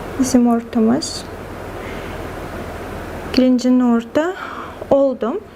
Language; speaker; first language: Turkish; non-native, fluent; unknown